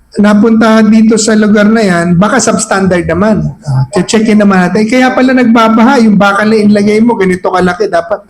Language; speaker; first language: Filipino; native; Filipino